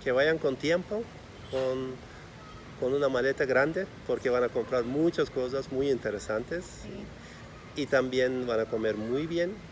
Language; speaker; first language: Spanish; non-native, fluent; Turkish